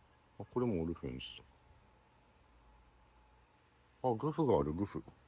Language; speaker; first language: Japanese; native; Japanese